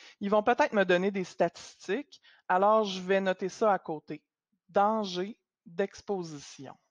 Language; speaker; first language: French; native; French